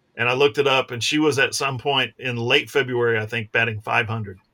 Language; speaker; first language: English; native; English